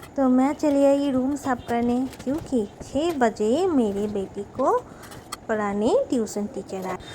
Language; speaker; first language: Hindi; non-native, local second language; Bangla